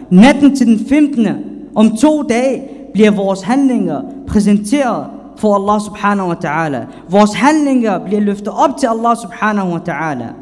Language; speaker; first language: Danish; non-native, fluent; Arabic